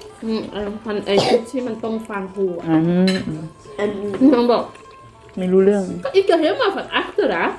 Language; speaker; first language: Dutch; early bilingual, other home language; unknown